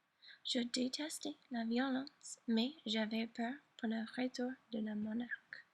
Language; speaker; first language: French; non-native, learner; English